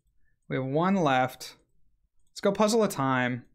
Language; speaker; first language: English; native; English